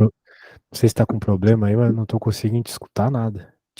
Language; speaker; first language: Portuguese; native; Portuguese